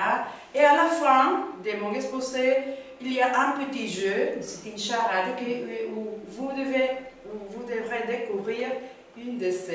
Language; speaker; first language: French; non-native, learner; Spanish